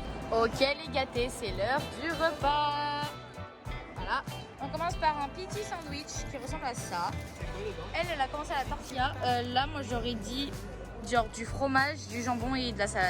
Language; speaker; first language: French; native; French